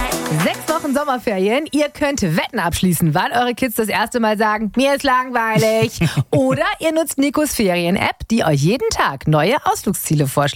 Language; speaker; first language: German; native; German